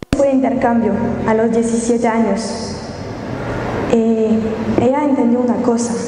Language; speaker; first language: Spanish; non-native, fluent; French